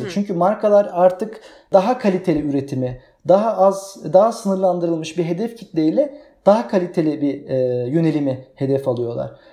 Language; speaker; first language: Turkish; native; Turkish